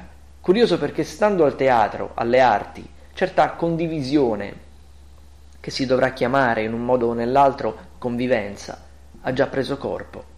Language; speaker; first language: Italian; native; Italian